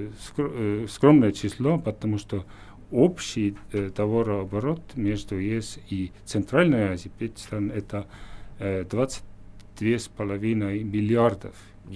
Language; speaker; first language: Russian; non-native, fluent; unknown